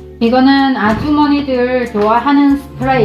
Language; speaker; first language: Korean; non-native, fluent; Vietnamese